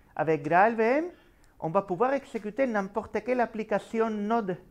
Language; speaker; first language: French; non-native, fluent; Spanish